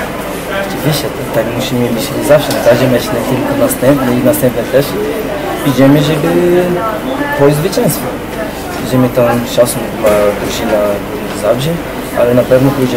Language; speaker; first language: Polish; non-native, learner; Portuguese